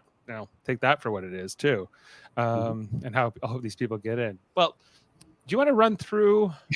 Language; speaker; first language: English; native; English